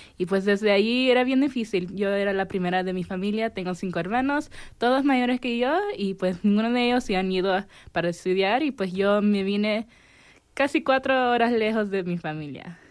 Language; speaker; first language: Spanish; early bilingual, heritage; Spanish